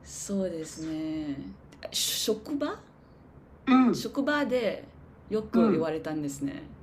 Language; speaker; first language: Japanese; non-native, learner; English